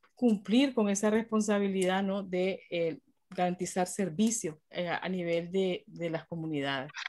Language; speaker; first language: Spanish; native; Spanish